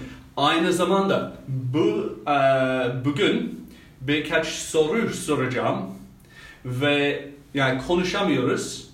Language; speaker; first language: Turkish; non-native, fluent; English